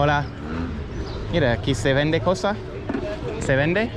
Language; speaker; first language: Spanish; non-native, fluent; English